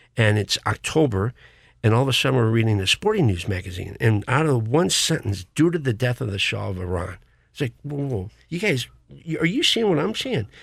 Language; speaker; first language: English; native; English